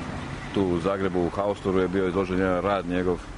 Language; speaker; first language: Croatian; native; Croatian